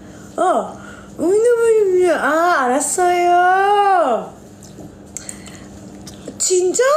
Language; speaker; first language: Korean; non-native, learner; Indonesian